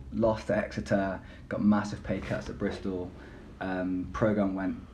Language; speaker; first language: English; native; English